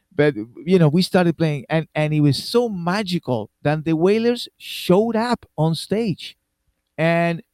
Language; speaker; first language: English; non-native, fluent; Spanish